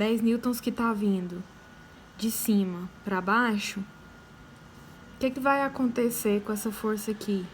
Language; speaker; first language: Portuguese; native; Portuguese